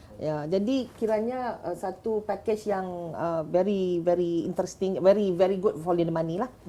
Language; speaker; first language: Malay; native; Malay